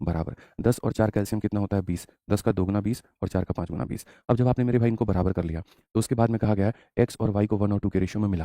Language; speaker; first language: Hindi; native; Hindi